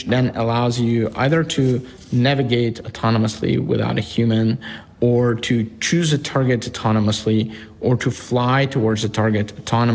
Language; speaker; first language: English; non-native, fluent; Ukrainian